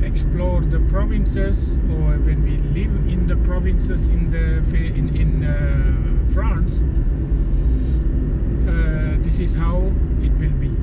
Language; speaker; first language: English; non-native, fluent; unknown